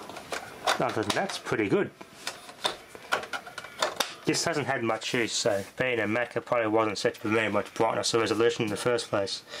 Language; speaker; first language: English; native; English